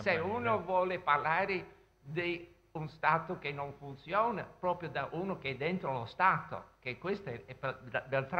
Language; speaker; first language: Italian; non-native, fluent; English